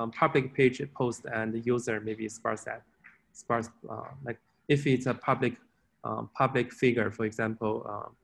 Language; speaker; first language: English; non-native, fluent; Chinese